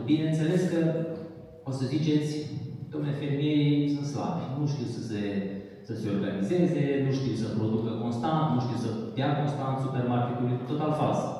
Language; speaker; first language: Romanian; native; Romanian